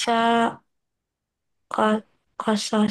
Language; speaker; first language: Arabic; non-native, learner; Indonesian